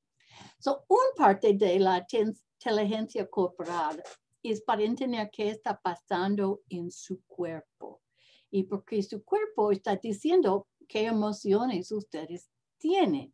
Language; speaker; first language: Spanish; non-native, learner; English